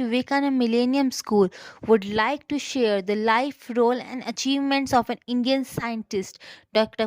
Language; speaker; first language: English; non-native, local second language; Hindi